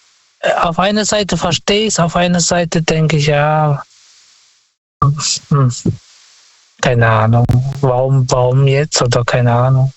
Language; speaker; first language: German; non-native, fluent; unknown